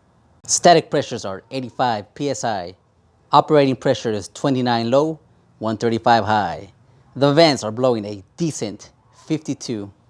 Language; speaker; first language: English; native; English